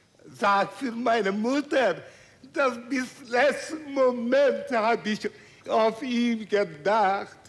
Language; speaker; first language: German; non-native, fluent; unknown